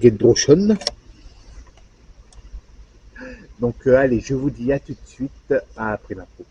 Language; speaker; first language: French; native; French